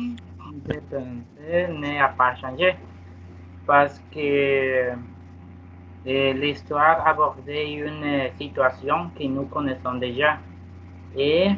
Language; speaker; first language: French; non-native, learner; Spanish